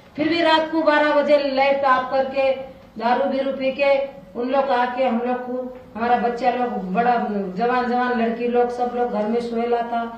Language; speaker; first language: Hindi; non-native, local second language; Lambadi